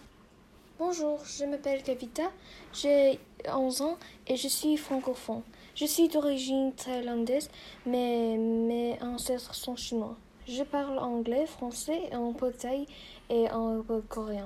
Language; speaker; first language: French; non-native, learner; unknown